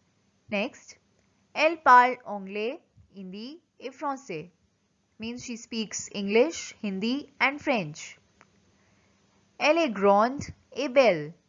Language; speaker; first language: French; non-native, fluent; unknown